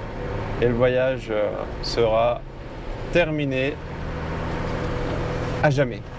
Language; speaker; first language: French; native; French